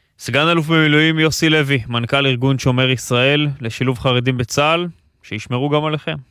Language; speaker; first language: Hebrew; native; Hebrew